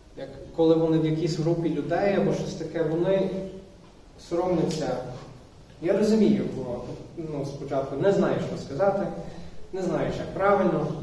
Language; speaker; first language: Ukrainian; non-native, fluent; English